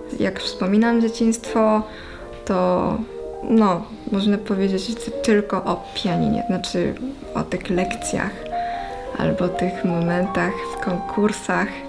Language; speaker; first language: Polish; non-native, fluent; Japanese